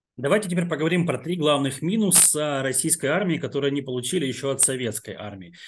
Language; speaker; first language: Russian; non-native, local second language; Ukrainian